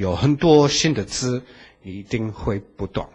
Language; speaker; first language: Chinese; non-native, fluent; English